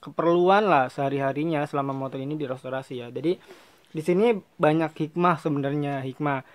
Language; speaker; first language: Indonesian; native; Indonesian